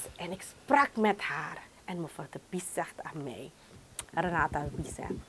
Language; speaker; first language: Dutch; non-native, local second language; Caribbean Hindustani